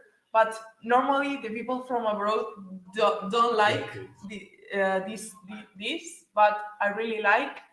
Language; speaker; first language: English; non-native, learner; Spanish